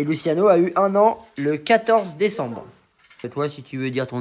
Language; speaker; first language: French; native; French